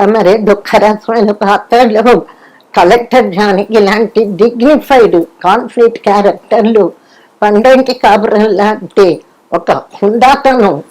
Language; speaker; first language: Telugu; non-native, local second language; Kannada